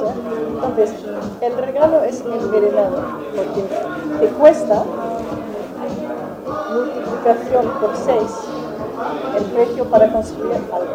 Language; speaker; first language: Spanish; non-native, fluent; German